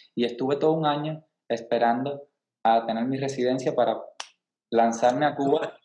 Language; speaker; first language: Spanish; native; Spanish